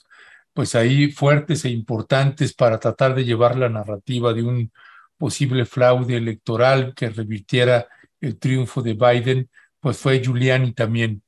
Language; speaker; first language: Spanish; native; Spanish